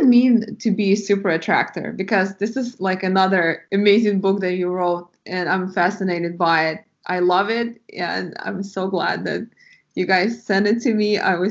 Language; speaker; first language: English; non-native, fluent; Russian